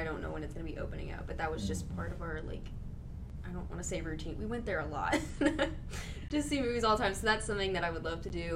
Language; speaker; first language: English; native; English